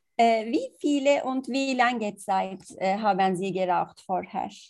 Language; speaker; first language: German; non-native, learner; Turkish